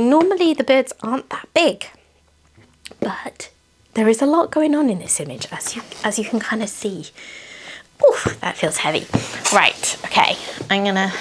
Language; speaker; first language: English; native; English